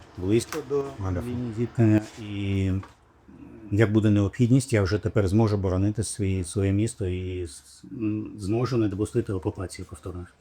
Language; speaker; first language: Ukrainian; native; Ukrainian